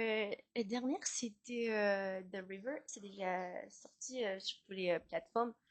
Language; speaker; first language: French; non-native, learner; Chinese